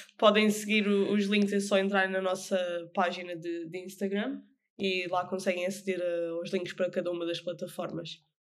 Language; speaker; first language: Portuguese; native; Portuguese